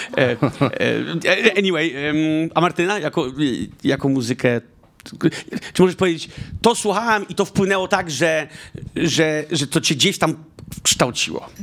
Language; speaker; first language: Polish; early bilingual, heritage; Polish